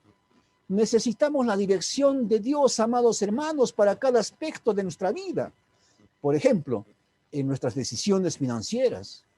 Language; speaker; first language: Spanish; native; Spanish